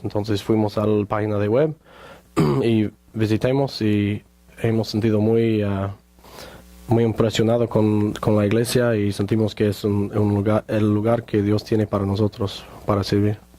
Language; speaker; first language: Spanish; non-native, fluent; English